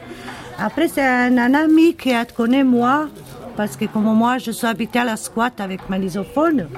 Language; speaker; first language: French; non-native, learner; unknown